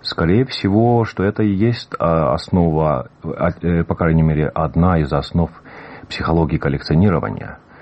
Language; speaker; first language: Russian; native; Russian